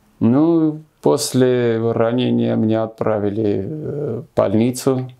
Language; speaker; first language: Russian; non-native, local second language; Armenian